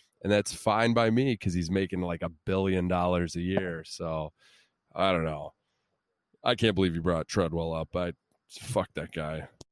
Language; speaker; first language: English; native; English